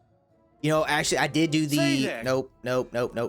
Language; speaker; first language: English; native; English